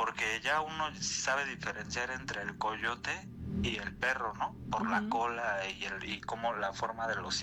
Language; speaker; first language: Spanish; native; Spanish